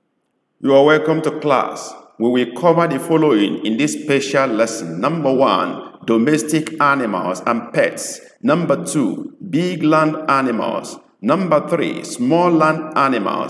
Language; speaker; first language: English; non-native, local second language; Igbo